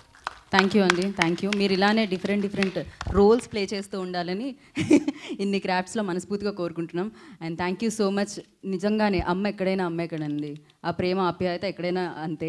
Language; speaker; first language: Telugu; native; Telugu